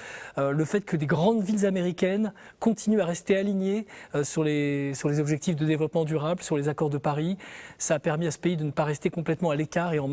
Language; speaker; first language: French; native; French